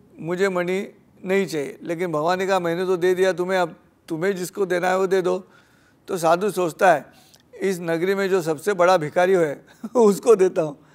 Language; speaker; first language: Hindi; non-native, local second language; Marathi